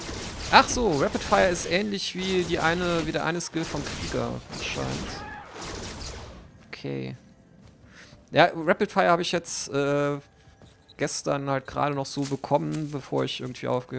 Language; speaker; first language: German; native; German